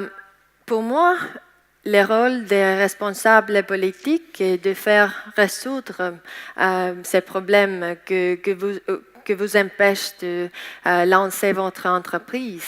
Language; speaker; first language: French; non-native, learner; Estonian